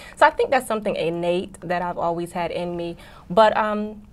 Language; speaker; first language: English; native; English